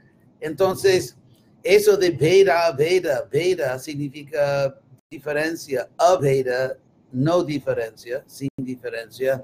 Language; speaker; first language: Spanish; non-native, fluent; English